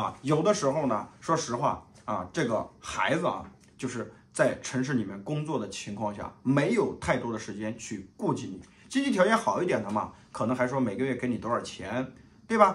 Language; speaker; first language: Chinese; native; Chinese